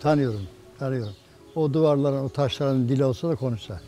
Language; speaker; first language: Turkish; native; Turkish